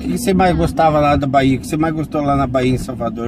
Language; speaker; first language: Portuguese; native; Portuguese